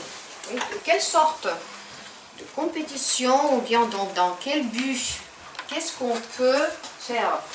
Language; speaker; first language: French; non-native, fluent; Ukrainian